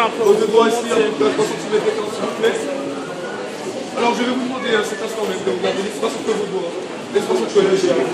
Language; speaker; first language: French; native; French